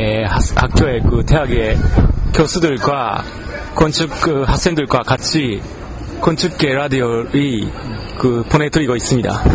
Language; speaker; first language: Korean; non-native, learner; Japanese